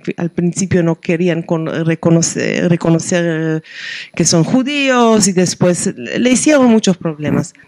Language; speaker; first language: Spanish; non-native, fluent; Hebrew